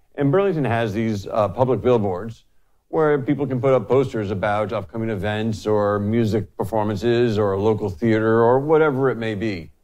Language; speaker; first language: English; native; English